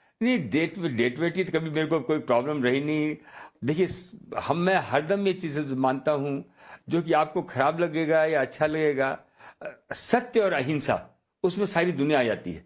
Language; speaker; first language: Hindi; native; Hindi